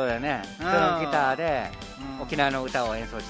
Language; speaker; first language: Japanese; native; Japanese